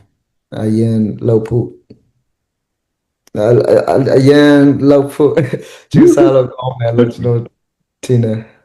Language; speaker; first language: Burmese; early bilingual, heritage; Burmese